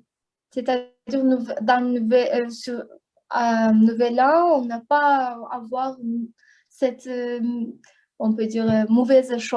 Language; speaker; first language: French; non-native, learner; Azerbaijani